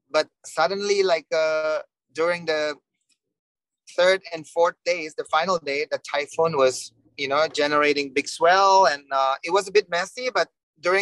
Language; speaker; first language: English; non-native, fluent; Indonesian